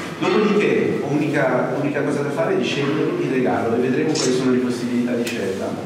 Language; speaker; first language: Italian; non-native, fluent; French